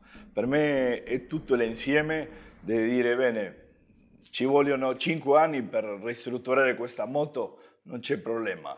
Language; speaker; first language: Italian; non-native, fluent; Spanish